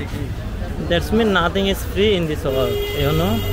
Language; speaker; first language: English; non-native, learner; Bangla